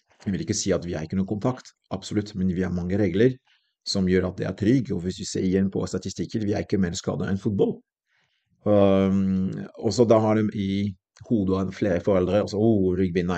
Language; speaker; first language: Norwegian; non-native, fluent; French